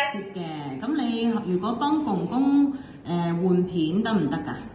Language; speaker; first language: Chinese; native; Chinese